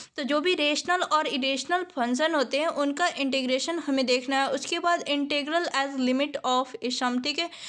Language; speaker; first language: Hindi; native; Hindi